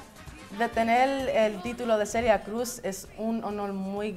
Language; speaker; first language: Spanish; early bilingual, heritage; Spanish